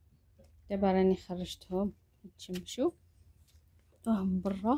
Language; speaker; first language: Arabic; native; Arabic